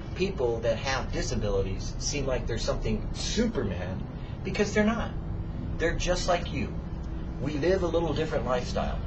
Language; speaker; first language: English; native; English